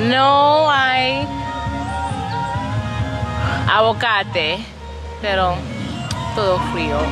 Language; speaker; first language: Spanish; non-native, learner; English